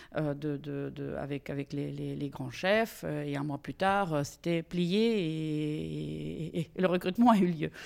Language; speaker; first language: French; non-native, fluent; Russian